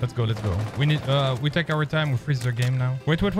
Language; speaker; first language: English; non-native, fluent; French